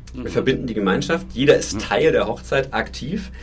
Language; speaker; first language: German; native; German